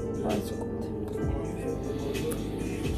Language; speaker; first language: Korean; early bilingual, heritage; Korean